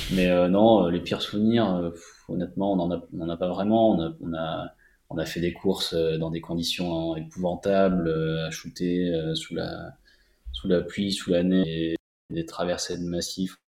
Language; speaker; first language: French; native; French